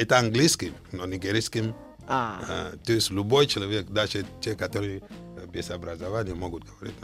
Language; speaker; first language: Russian; non-native, fluent; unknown